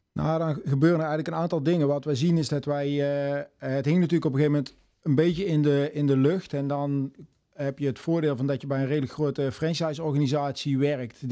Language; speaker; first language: Dutch; native; Dutch